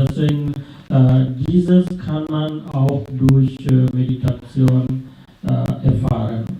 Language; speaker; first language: German; non-native, fluent; Sinhala